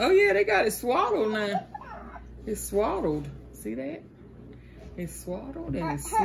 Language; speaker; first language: English; native; English